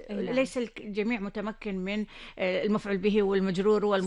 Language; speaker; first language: Arabic; native; Arabic